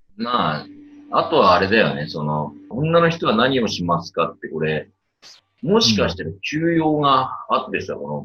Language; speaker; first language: Japanese; native; Japanese